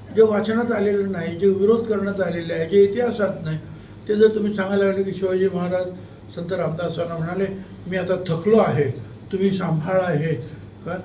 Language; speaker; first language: Marathi; native; Marathi